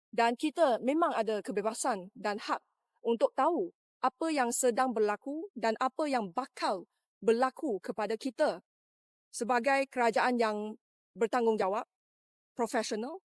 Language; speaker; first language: Malay; non-native, local second language; Chinese